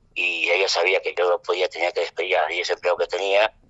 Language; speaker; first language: Spanish; non-native, fluent; French